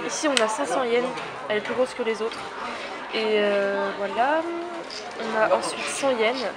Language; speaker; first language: French; native; French